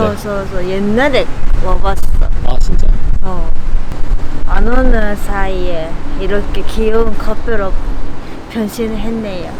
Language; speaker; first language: Korean; non-native, fluent; Japanese